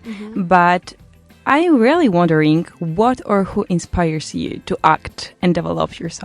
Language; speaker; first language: English; non-native, learner; Polish